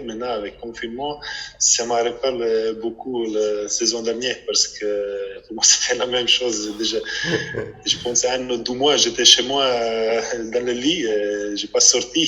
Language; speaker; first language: French; non-native, fluent; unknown